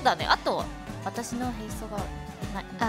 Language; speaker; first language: Japanese; non-native, fluent; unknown